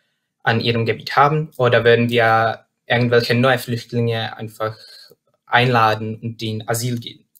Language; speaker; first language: German; non-native, fluent; Czech